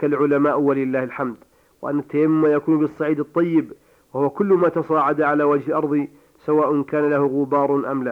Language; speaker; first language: Arabic; native; Arabic